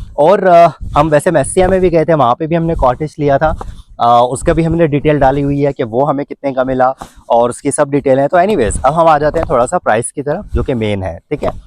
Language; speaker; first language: Urdu; native; Urdu